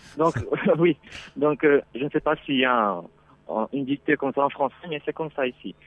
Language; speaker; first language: French; non-native, fluent; Portuguese